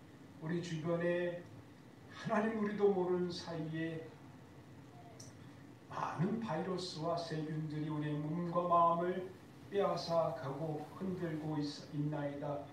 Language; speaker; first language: Korean; native; Korean